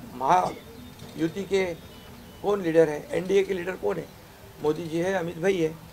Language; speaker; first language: Hindi; non-native, local second language; Marathi